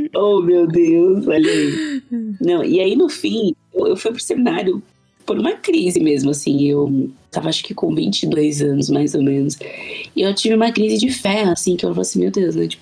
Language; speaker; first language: Portuguese; native; Portuguese